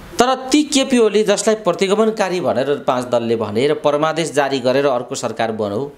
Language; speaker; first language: Nepali; native; Nepali